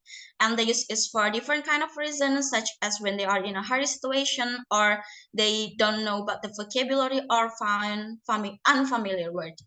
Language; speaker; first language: English; non-native, learner; Indonesian